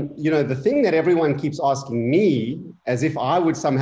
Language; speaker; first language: English; native; English